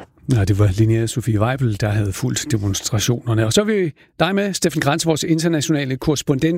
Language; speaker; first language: Danish; native; Danish